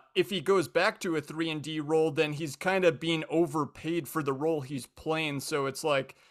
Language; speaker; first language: English; native; English